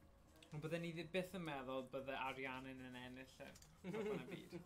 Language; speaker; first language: Welsh; native; Welsh